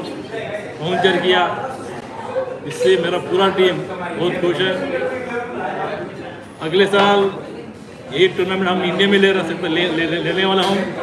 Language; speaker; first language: Hindi; non-native, local second language; Marathi